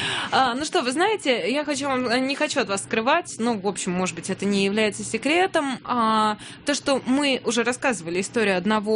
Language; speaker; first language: Russian; native; Russian